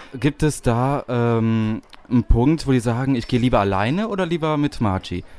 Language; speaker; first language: German; native; German